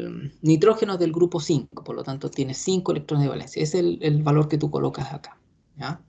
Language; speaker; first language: Spanish; native; Spanish